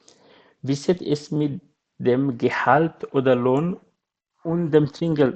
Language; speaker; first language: German; non-native, fluent; Bangla